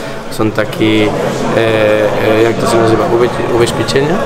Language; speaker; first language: Polish; non-native, learner; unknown